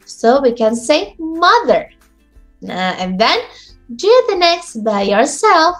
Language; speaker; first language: English; non-native, fluent; Indonesian